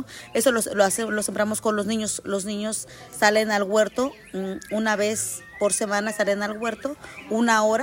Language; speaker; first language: Spanish; native; Spanish